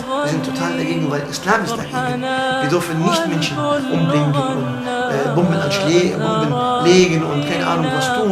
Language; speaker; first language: German; non-native, fluent; Arabic